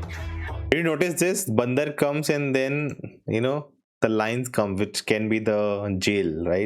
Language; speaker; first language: English; non-native, local second language; Hindi